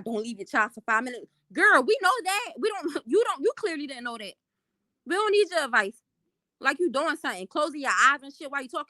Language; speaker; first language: English; native; English